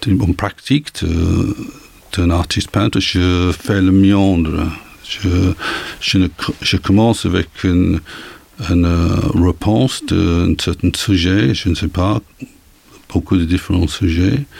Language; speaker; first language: French; non-native, learner; English